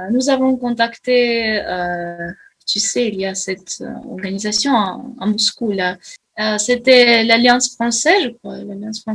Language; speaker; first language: French; non-native, fluent; Russian